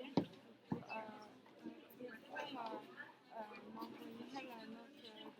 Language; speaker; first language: French; non-native, learner; Chinese